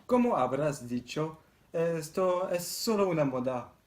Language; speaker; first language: Spanish; non-native, learner; French